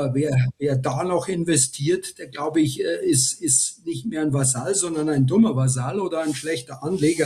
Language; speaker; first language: German; native; German